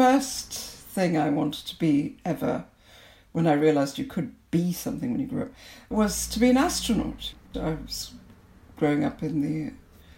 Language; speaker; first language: English; non-native, local second language; Bangla